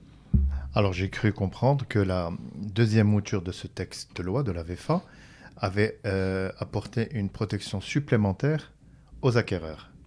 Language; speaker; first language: French; non-native, local second language; Arabic